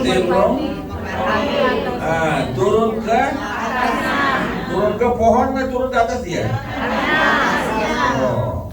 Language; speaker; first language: Indonesian; non-native, learner; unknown